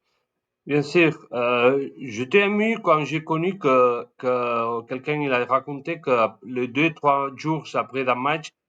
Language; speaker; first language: French; non-native, learner; Spanish